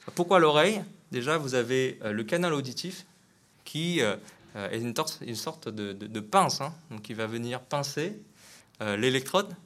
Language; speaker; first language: French; non-native, fluent; Vietnamese